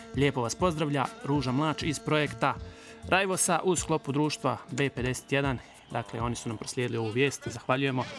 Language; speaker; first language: Croatian; early bilingual, heritage; Bosnian